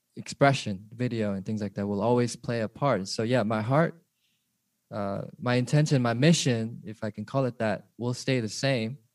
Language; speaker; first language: English; early bilingual, other home language; Korean